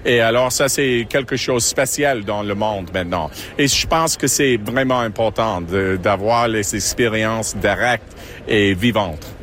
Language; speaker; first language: French; non-native, local second language; English